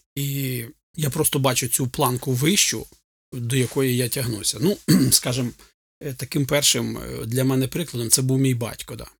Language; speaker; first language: Ukrainian; native; Ukrainian